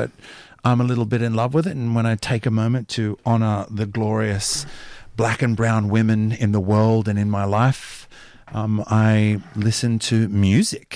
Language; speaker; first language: English; native; English